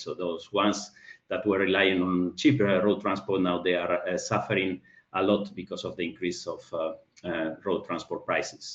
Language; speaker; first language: English; non-native, fluent; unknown